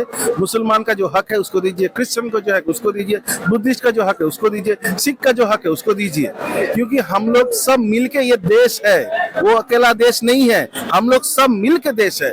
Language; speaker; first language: Hindi; non-native, local second language; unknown